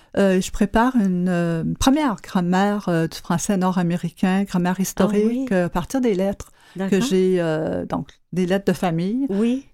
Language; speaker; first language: French; native; French